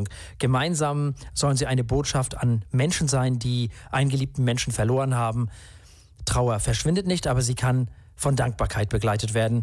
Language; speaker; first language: German; native; German